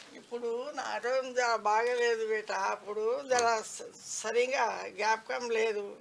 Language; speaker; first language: Telugu; non-native, local second language; Lambadi